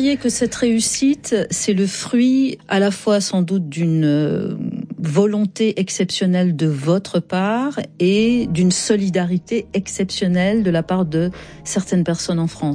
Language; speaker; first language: French; native; French